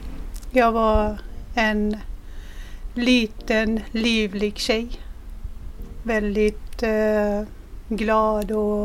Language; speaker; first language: Swedish; non-native, fluent; Persian